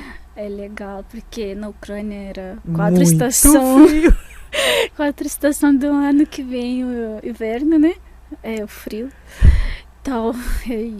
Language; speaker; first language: Portuguese; non-native, fluent; Russian